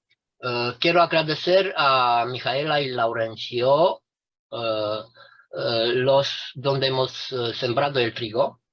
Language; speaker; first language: Spanish; non-native, fluent; Romanian